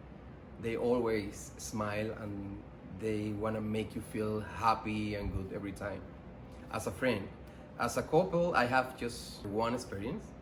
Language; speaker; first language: English; non-native, learner; Spanish